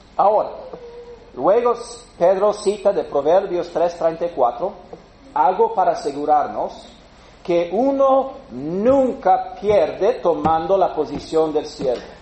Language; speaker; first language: Spanish; non-native, fluent; English